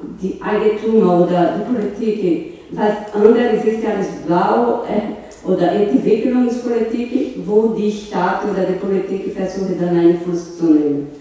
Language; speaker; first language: German; non-native, learner; Portuguese